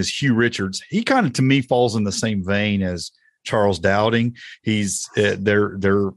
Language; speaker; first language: English; native; English